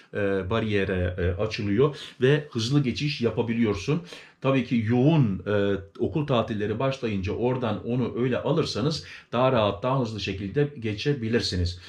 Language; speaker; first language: Turkish; native; Turkish